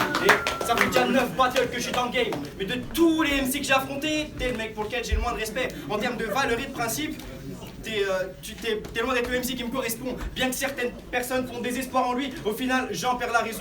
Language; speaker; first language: French; native; French